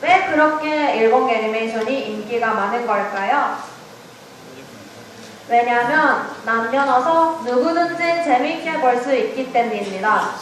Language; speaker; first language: Korean; non-native, learner; Japanese